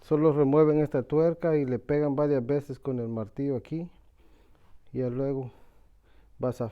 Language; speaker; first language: Spanish; native; Spanish